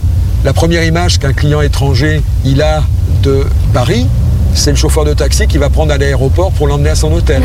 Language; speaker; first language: French; native; French